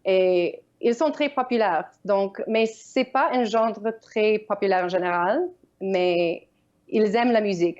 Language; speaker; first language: French; non-native, learner; Ukrainian